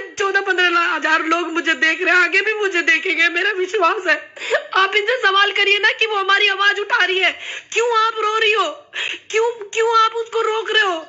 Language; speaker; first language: Hindi; native; Hindi